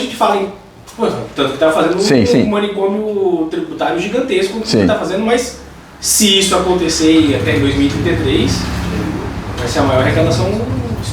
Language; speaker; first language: Portuguese; native; Portuguese